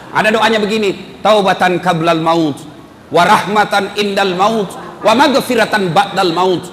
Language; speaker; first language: Indonesian; non-native, local second language; Buginese